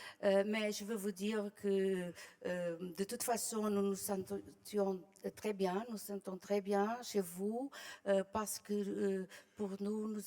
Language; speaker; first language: French; non-native, fluent; Portuguese